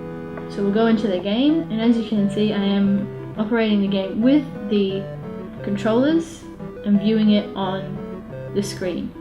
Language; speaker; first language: English; native; English